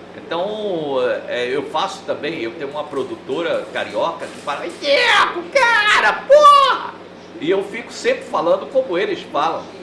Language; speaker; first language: Portuguese; native; Portuguese